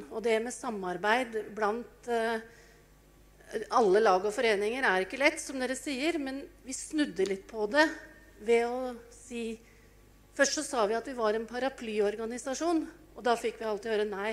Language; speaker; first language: Norwegian; native; Norwegian